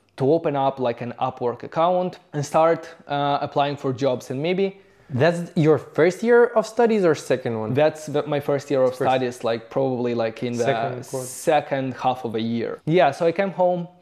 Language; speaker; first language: English; non-native, fluent; Romanian